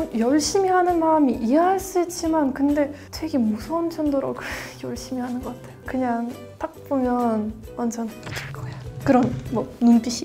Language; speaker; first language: Korean; non-native, fluent; Russian